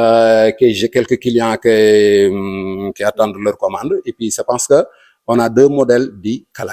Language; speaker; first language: French; non-native, local second language; Wolof